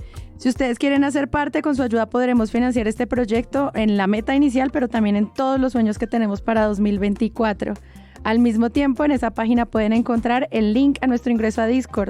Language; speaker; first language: Spanish; native; Spanish